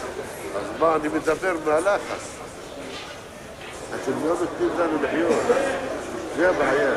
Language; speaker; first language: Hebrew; non-native, local second language; Arabic